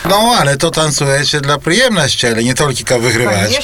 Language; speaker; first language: Polish; non-native, local second language; Belarusian